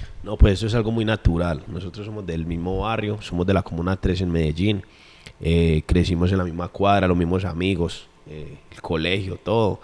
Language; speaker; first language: Spanish; native; Spanish